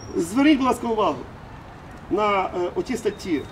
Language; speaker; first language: Ukrainian; native; Ukrainian